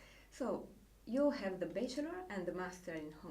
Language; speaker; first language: English; non-native, fluent; Italian